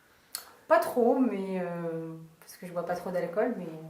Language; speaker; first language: French; native; French